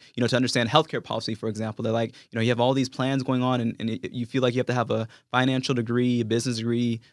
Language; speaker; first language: English; native; English